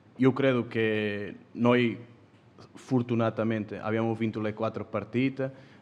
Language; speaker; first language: Italian; non-native, fluent; Portuguese